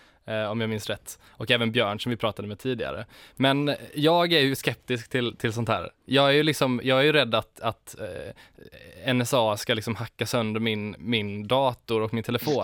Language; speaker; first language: Swedish; native; Swedish